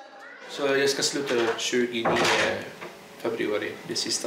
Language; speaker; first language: Swedish; non-native, learner; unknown